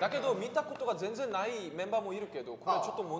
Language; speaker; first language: Japanese; non-native, learner; Korean